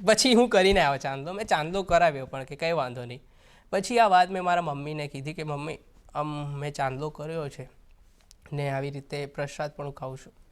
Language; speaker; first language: Gujarati; non-native, local second language; Hindi